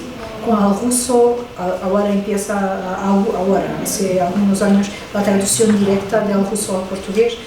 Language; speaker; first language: Spanish; non-native, fluent; Portuguese